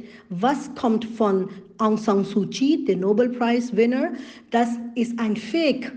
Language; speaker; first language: German; non-native, learner; Rohingya